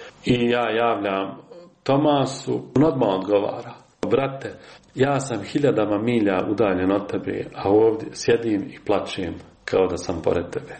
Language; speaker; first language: Serbian; native; Serbian